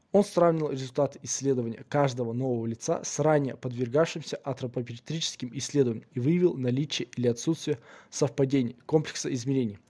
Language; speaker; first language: Russian; non-native, local second language; Kazakh